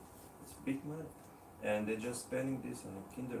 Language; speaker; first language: English; non-native, learner; Russian